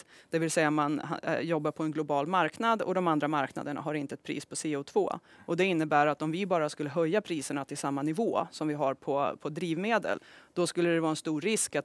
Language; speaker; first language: Swedish; native; Swedish